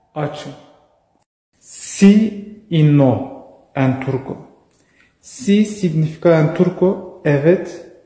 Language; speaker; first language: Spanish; non-native, learner; Turkish